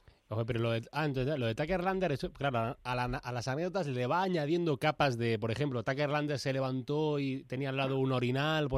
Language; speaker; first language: Spanish; native; Spanish